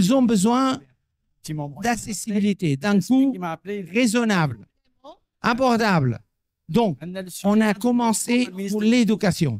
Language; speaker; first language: French; non-native, fluent; Portuguese